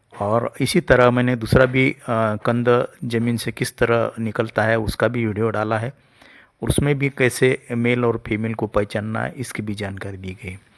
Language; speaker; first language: Hindi; non-native, local second language; Marathi